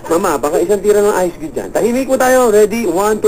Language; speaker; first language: Filipino; native; Filipino